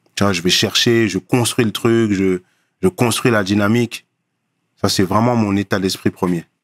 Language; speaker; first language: French; early bilingual, other home language; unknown